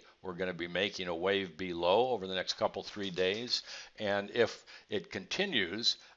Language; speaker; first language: English; native; English